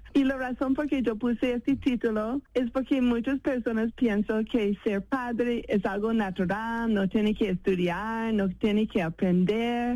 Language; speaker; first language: Spanish; non-native, fluent; English